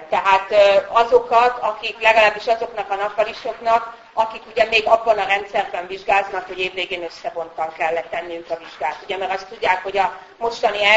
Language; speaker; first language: Hungarian; native; Hungarian